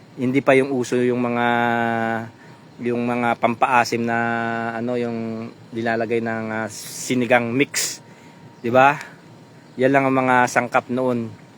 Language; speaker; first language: Filipino; non-native, local second language; Pampanga